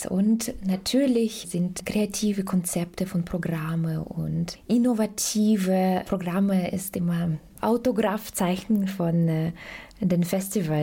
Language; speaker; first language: German; non-native, fluent; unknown